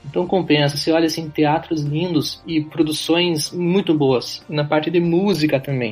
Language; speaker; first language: Portuguese; native; Portuguese